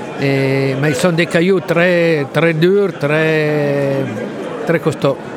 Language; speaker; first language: French; non-native, fluent; Italian